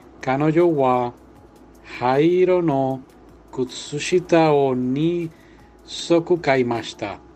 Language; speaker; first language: Japanese; non-native, learner; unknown